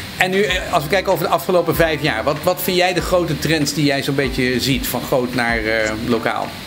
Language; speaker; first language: Dutch; native; Dutch